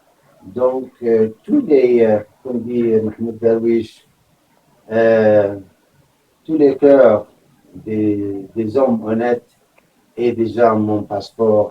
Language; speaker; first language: French; non-native, fluent; Arabic